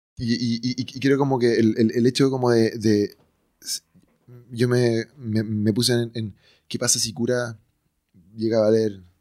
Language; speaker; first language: Spanish; native; Spanish